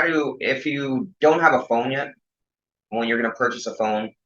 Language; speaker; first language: English; native; English